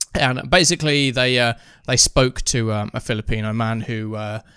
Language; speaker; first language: English; early bilingual, other home language; Filipino